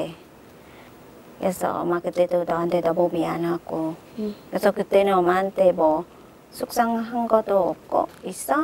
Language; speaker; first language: Korean; non-native, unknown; Khmer